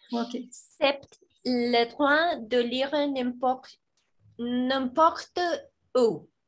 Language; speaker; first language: French; non-native, learner; Spanish